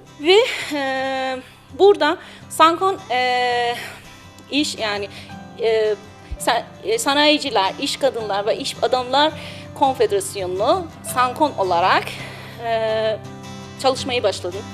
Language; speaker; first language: Turkish; non-native, learner; Persian